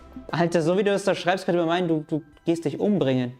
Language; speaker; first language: German; native; German